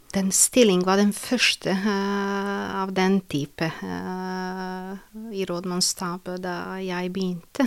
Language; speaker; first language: Norwegian; non-native, fluent; Serbian